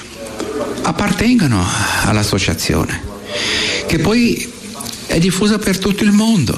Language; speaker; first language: Italian; non-native, fluent; Portuguese